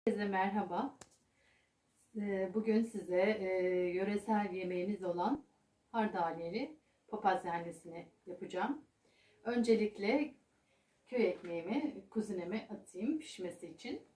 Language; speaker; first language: Turkish; native; Turkish